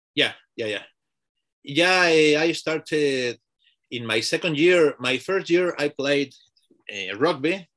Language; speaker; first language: English; non-native, learner; Spanish